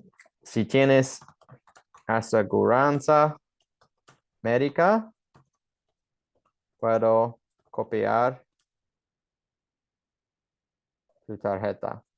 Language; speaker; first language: Spanish; early bilingual, heritage; English